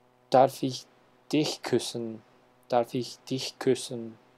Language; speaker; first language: German; non-native, learner; Spanish